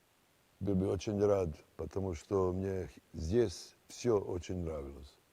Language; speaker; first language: Russian; non-native, fluent; Serbian